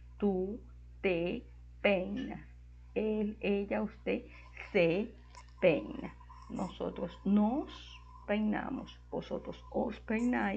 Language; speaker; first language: Spanish; non-native, fluent; Portuguese